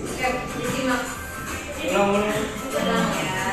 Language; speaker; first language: Indonesian; native; Indonesian